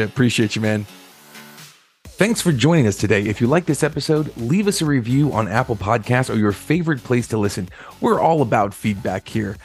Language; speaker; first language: English; native; English